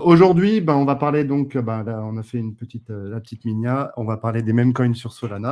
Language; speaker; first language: French; native; French